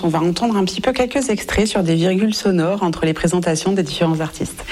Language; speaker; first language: French; native; French